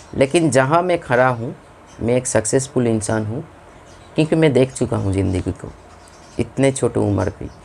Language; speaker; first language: Hindi; non-native, local second language; Bangla